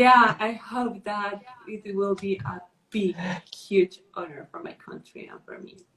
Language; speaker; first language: English; non-native, learner; Spanish